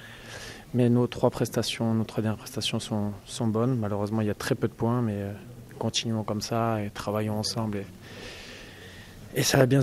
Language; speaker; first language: French; native; French